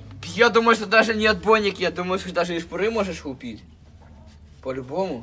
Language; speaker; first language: Russian; native; Russian